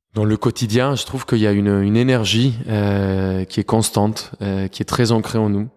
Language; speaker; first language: French; non-native, fluent; Spanish